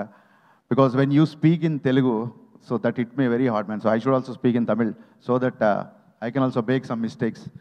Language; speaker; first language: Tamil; non-native, learner; Telugu